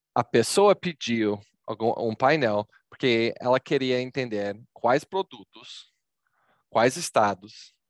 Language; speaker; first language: Portuguese; non-native, fluent; English